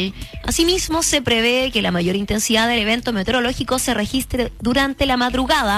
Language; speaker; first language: Spanish; native; Spanish